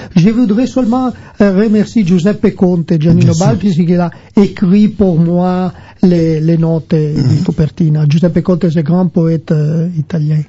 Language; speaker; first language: French; non-native, learner; Italian